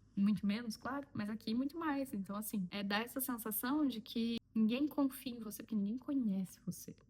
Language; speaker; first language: Portuguese; native; Portuguese